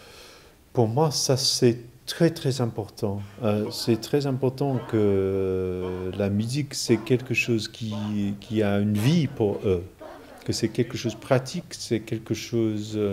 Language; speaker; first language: French; non-native, fluent; English